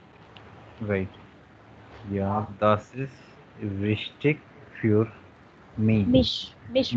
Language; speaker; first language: German; non-native, learner; Hindi